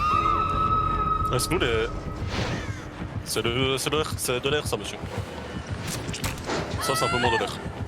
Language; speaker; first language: French; native; French